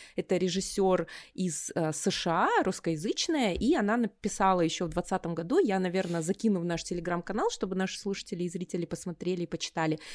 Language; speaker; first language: Russian; native; Russian